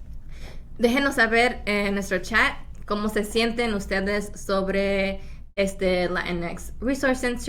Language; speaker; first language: Spanish; early bilingual, heritage; Spanish